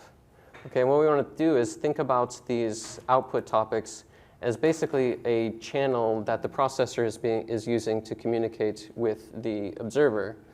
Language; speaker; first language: English; native; English